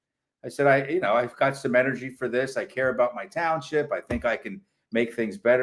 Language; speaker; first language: English; native; English